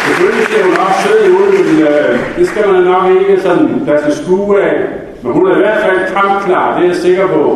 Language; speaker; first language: Danish; native; Danish